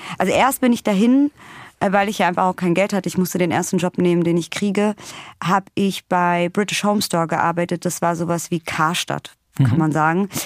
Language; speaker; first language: German; early bilingual, other home language; Russian